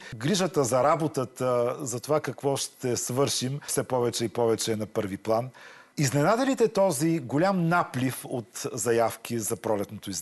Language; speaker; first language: Bulgarian; native; Bulgarian